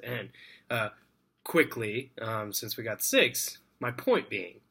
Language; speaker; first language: English; native; English